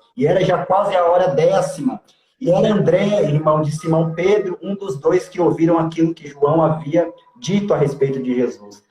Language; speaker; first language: Portuguese; native; Portuguese